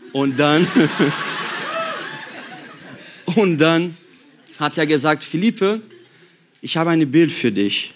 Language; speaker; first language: German; non-native, fluent; Portuguese